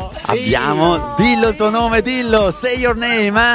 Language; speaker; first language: Italian; native; Italian